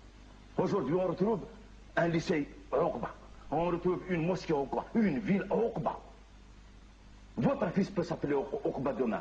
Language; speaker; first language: French; non-native, local second language; Kabyle